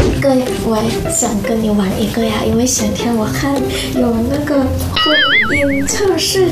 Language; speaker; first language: Chinese; non-native, fluent; Thai